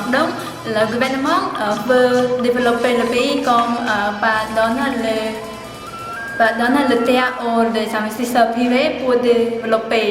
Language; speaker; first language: French; non-native, learner; Khmer